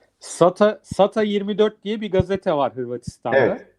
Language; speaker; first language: Turkish; native; Turkish